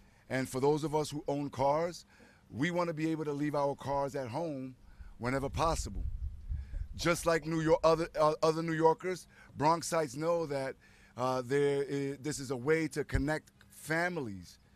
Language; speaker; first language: English; early bilingual, other home language; Spanish